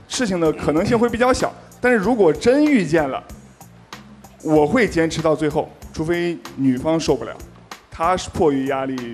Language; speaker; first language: Chinese; native; Chinese